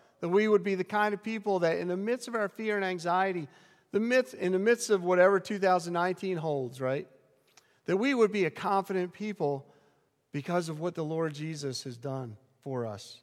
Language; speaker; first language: English; native; English